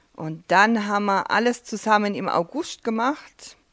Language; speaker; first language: German; native; German